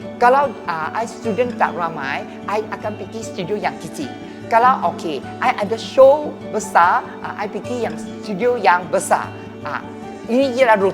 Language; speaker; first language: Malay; non-native, local second language; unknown